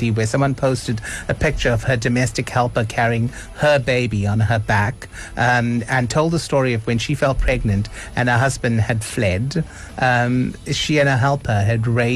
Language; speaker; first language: English; native; English